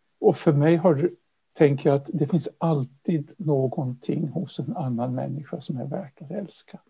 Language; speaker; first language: Swedish; native; Swedish